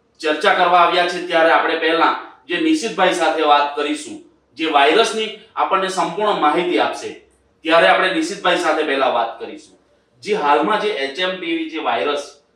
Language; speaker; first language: Gujarati; native; Gujarati